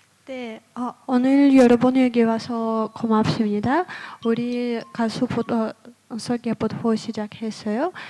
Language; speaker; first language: Korean; non-native, fluent; Russian